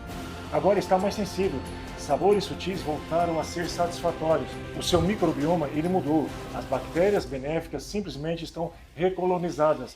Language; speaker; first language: Portuguese; native; Portuguese